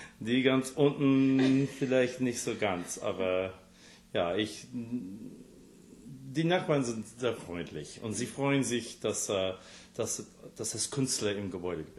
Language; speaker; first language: German; non-native, fluent; English